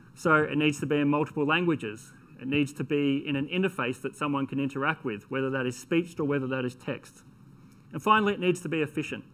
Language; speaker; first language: English; native; English